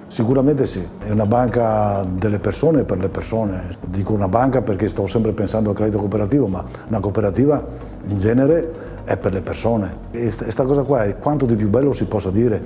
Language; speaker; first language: Italian; native; Italian